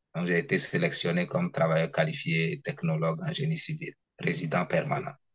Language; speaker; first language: French; non-native, local second language; Ewe